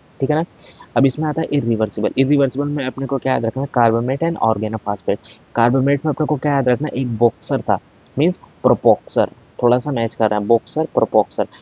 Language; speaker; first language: Hindi; native; Hindi